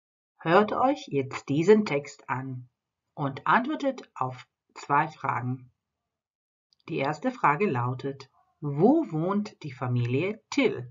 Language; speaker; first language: German; non-native, fluent; Croatian